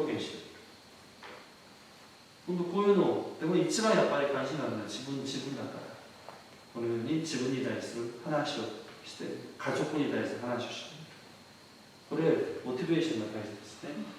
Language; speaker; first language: Japanese; non-native, fluent; Korean